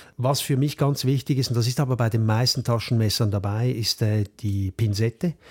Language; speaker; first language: German; native; German